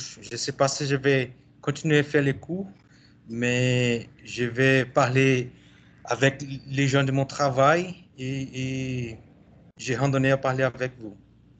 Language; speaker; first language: French; non-native, learner; Portuguese